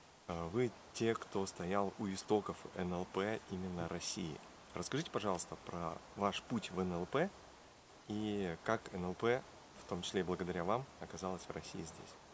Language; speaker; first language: Russian; native; Russian